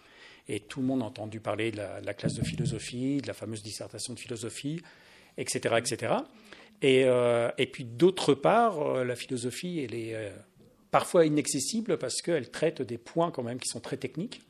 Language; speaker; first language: French; native; French